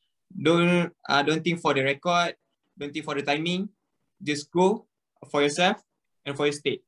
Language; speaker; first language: English; non-native, local second language; Malay